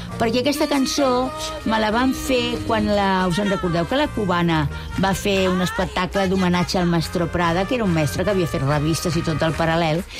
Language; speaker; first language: Catalan; non-native, local second language; Spanish